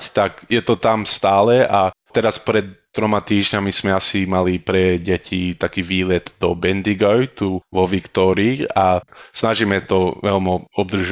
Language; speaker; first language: Slovak; early bilingual, heritage; Slovak